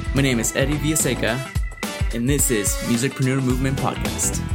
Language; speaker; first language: English; early bilingual, other home language; Spanish